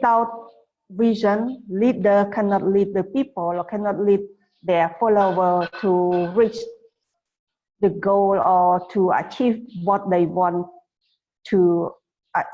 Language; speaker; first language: English; non-native, fluent; Khmer